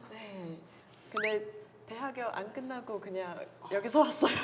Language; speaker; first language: Korean; non-native, fluent; Chinese